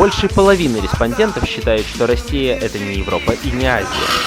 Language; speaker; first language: Russian; native; Russian